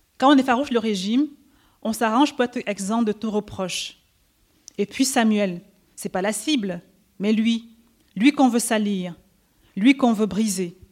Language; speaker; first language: French; native; French